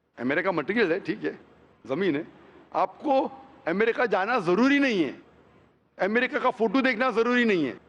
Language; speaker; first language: Hindi; non-native, local second language; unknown